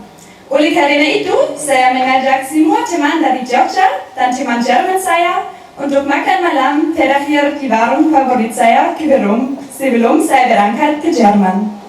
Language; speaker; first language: Indonesian; non-native, learner; German